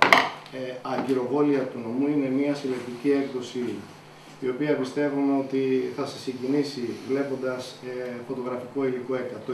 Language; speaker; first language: Greek; native; Greek